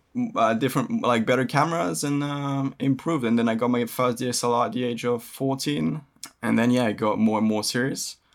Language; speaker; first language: English; early bilingual, other home language; French